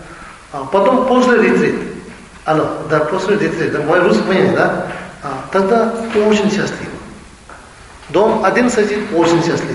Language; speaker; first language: Russian; non-native, learner; Tibetan